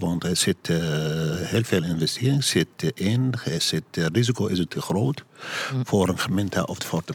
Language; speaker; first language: Dutch; non-native, learner; Arabic